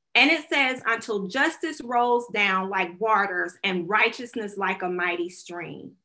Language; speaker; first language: English; native; English